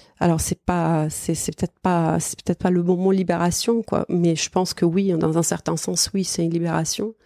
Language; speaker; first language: French; non-native, fluent; Italian